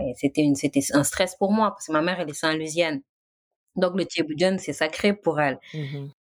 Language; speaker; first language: French; non-native, local second language; Wolof